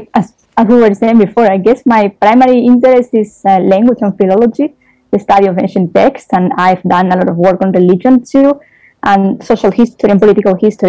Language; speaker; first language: English; non-native, fluent; Spanish